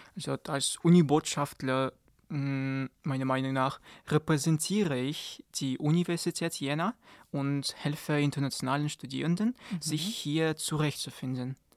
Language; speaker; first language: German; non-native, learner; Kazakh